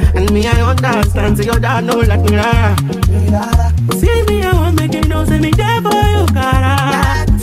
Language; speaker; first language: English; native; English